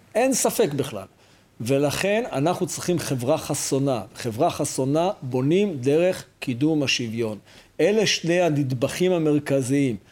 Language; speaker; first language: Hebrew; native; Hebrew